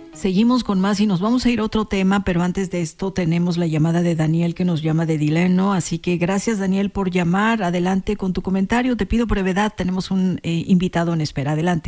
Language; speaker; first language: Spanish; native; Spanish